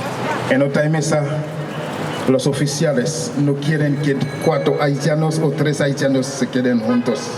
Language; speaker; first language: Spanish; non-native, local second language; Haitian Creole